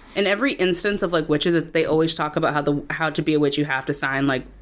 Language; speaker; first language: English; native; English